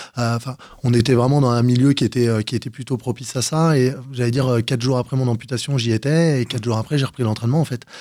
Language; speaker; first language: French; native; French